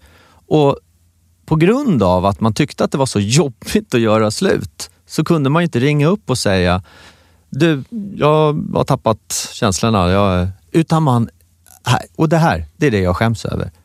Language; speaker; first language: Swedish; native; Swedish